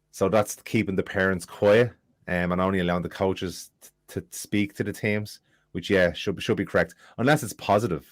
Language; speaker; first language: English; native; English